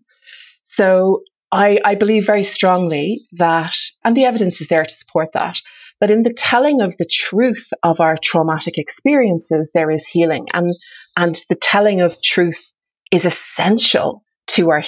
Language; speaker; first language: English; native; English